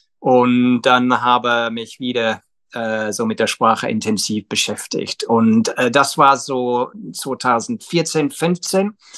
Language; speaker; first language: German; non-native, fluent; English